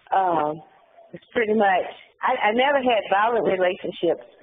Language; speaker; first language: English; native; English